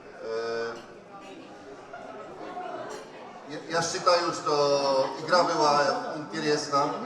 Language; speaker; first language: Russian; non-native, learner; Polish